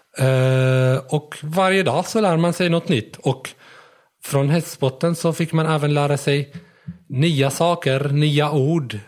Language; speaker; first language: Swedish; non-native, fluent; Arabic